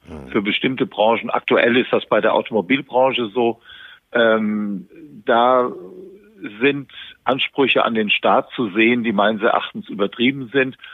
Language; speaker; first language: German; native; German